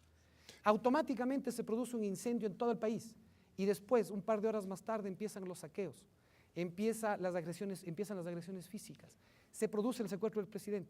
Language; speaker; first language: Spanish; native; Spanish